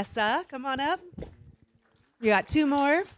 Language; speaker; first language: English; native; English